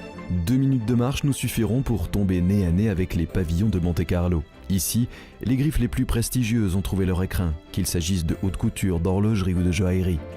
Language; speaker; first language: French; native; French